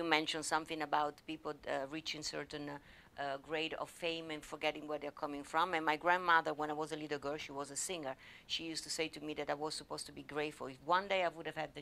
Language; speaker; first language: English; non-native, fluent; Italian